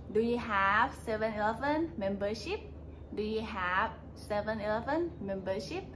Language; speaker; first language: English; non-native, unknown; Thai